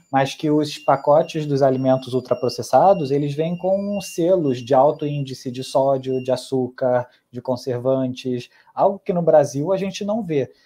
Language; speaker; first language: Portuguese; native; Portuguese